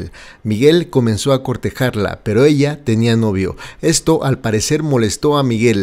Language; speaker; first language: Spanish; native; Spanish